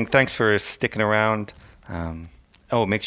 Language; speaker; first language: English; native; English